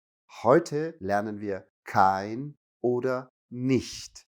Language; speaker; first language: German; non-native, fluent; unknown